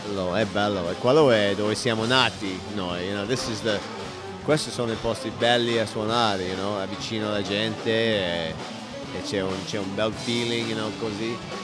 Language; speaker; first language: Italian; non-native, learner; English